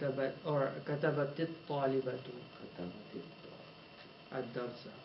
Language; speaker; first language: Arabic; non-native, fluent; English